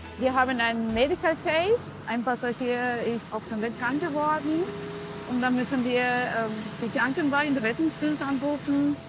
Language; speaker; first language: German; non-native, fluent; Spanish